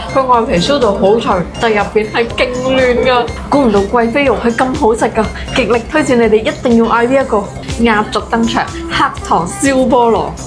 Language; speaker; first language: Cantonese; native; Cantonese